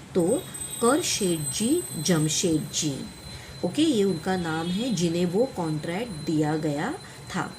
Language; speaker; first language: Hindi; non-native, local second language; Marathi